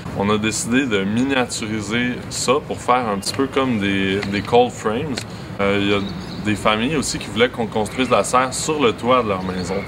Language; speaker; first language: French; native; French